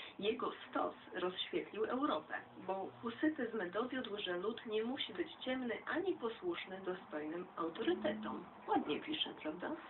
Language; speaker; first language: Polish; native; Polish